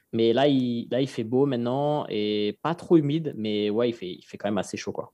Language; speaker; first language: French; native; French